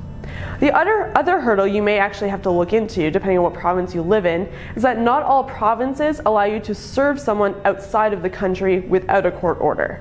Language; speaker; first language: English; native; English